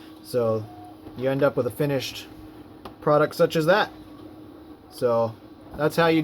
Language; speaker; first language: English; native; English